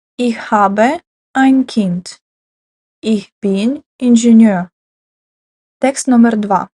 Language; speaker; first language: German; non-native, fluent; Ukrainian